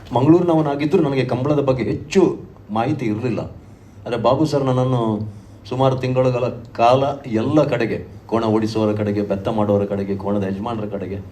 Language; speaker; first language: Kannada; non-native, local second language; Tulu